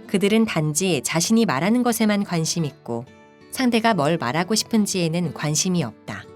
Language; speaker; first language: Korean; native; Korean